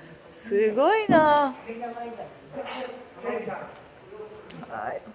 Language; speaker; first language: Japanese; non-native, fluent; English